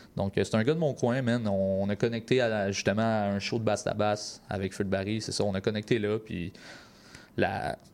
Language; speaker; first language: French; native; French